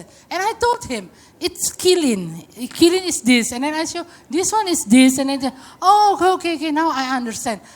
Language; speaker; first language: English; non-native, fluent; Indonesian